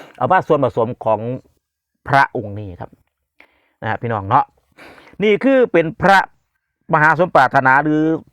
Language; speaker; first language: Thai; native; Thai